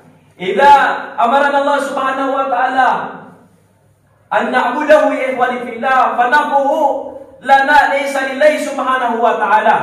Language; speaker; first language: Arabic; non-native, learner; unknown